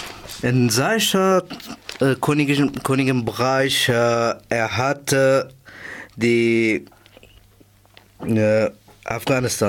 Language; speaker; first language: German; non-native, learner; Persian